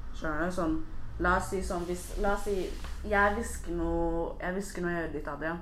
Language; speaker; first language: Norwegian; early bilingual, other home language; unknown